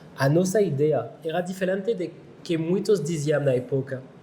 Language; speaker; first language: Portuguese; non-native, learner; French